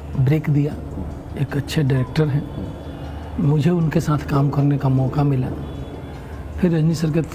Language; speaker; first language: Hindi; non-native, local second language; Bhojpuri